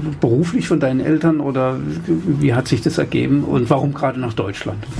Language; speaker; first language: German; native; German